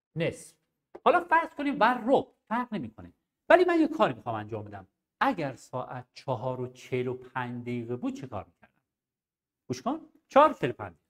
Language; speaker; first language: Persian; non-native, local second language; Arabic